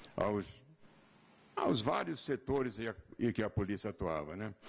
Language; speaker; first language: Portuguese; native; Portuguese